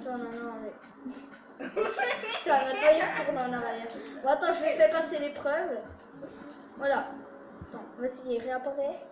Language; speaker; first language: French; native; French